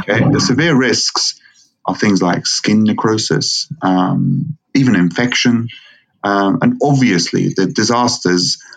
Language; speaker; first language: English; non-native, fluent; Arabic